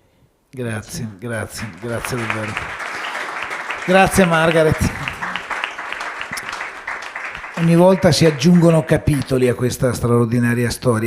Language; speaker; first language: Italian; native; Italian